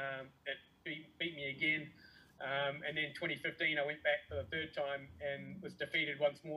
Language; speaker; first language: English; native; English